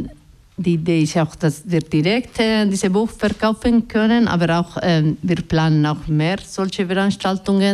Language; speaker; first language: German; non-native, learner; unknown